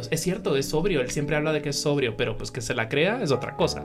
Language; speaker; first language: Spanish; native; Spanish